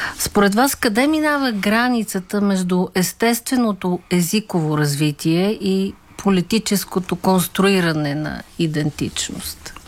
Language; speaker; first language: Bulgarian; native; Bulgarian